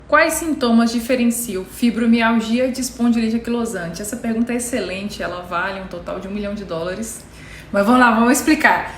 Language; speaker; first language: Portuguese; native; Portuguese